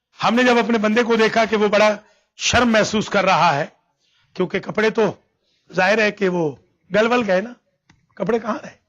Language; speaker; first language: Urdu; native; Urdu